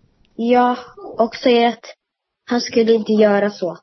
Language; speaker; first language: Swedish; early bilingual, other home language; Amharic